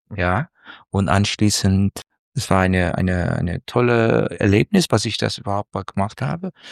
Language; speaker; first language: German; non-native, fluent; Turkish